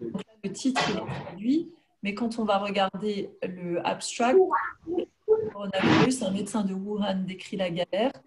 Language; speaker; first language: French; native; French